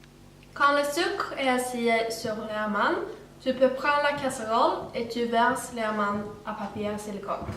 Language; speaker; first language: French; non-native, learner; Swedish